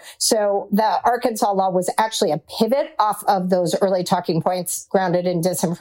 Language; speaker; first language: English; native; English